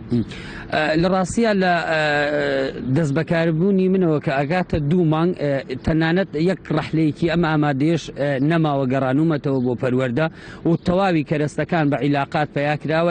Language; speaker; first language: Central Kurdish; native; Central Kurdish